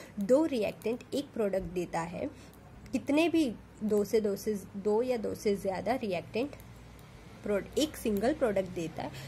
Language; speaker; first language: Hindi; non-native, local second language; Gujarati